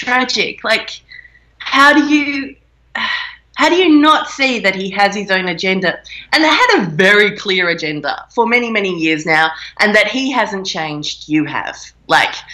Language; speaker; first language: English; native; English